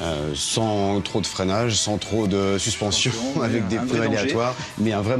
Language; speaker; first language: French; native; French